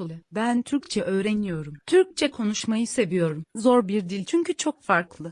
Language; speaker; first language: Turkish; non-native, learner; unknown